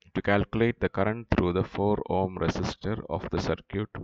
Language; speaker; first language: English; non-native, local second language; Malayalam